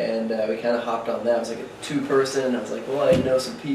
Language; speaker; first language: English; native; English